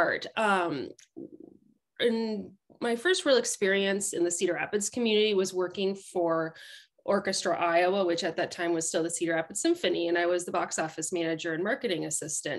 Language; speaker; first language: English; native; English